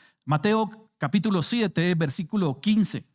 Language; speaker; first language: Spanish; native; Spanish